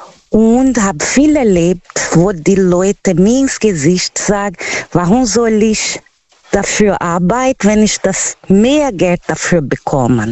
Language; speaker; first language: German; non-native, learner; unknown